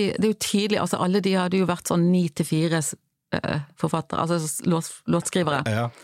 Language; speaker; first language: Norwegian; non-native, fluent; English